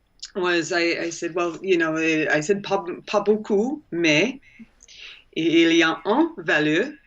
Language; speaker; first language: French; non-native, learner; English